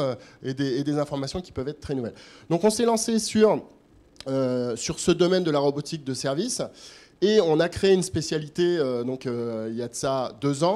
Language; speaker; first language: French; native; French